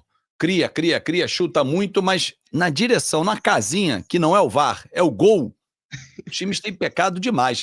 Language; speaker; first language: Portuguese; native; Portuguese